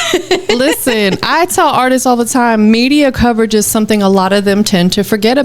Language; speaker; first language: English; native; English